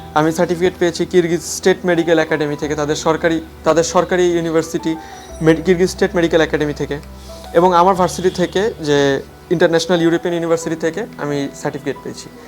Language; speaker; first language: Bangla; native; Bangla